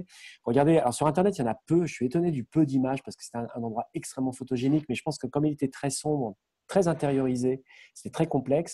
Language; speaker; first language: French; native; French